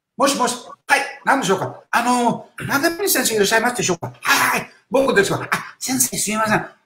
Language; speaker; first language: Japanese; non-native, fluent; English